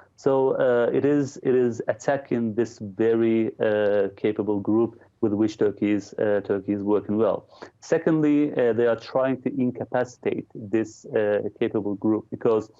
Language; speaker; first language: English; non-native, fluent; Turkish